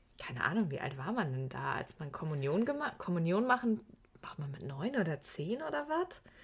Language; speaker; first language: German; early bilingual, other home language; Persian